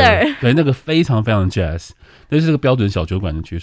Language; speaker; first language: Chinese; native; Chinese